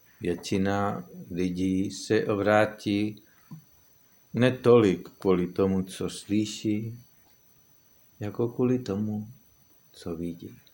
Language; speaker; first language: Czech; non-native, fluent; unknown